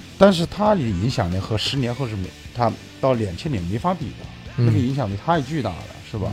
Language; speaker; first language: Chinese; native; Chinese